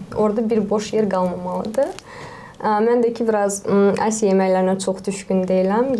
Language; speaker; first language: Azerbaijani; non-native, local second language; Lezghian